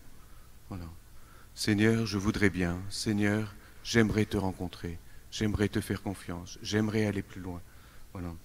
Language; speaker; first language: French; native; French